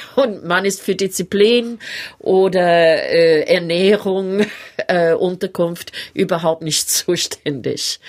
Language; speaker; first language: German; non-native, fluent; English